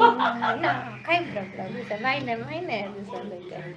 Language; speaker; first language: German; non-native, learner; Tamil